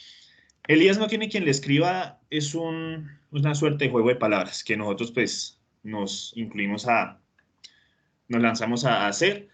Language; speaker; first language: Spanish; native; Spanish